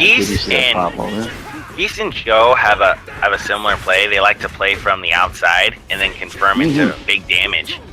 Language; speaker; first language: English; native; English